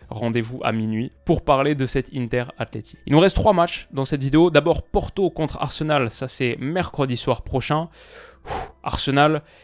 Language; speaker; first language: French; native; French